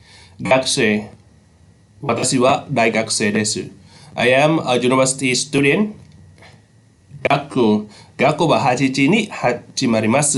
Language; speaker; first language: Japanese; non-native, fluent; Khmer